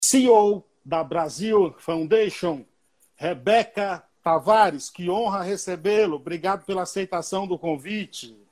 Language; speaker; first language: Portuguese; native; Portuguese